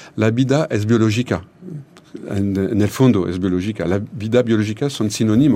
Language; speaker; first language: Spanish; non-native, learner; French